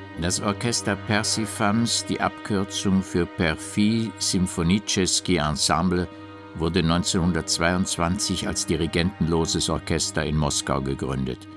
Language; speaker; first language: German; native; German